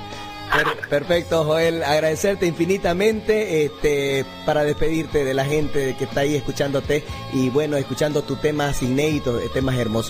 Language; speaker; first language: Spanish; native; Spanish